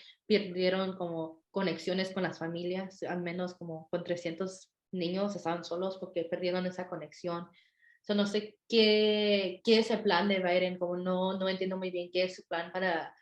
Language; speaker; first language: Spanish; early bilingual, heritage; Spanish